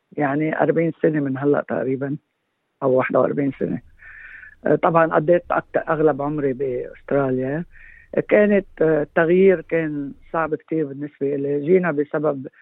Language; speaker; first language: Arabic; native; Arabic